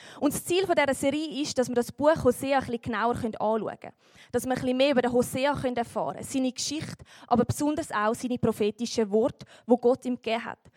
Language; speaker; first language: German; native; German